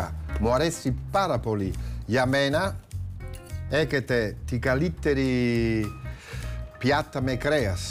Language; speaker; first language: Greek; non-native, learner; Italian